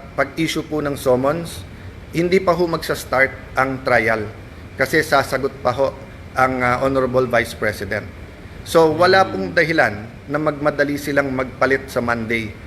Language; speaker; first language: Filipino; native; Filipino